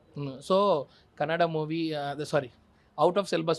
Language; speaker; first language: Kannada; non-native, learner; Telugu